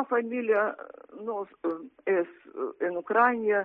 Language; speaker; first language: Spanish; non-native, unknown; Ukrainian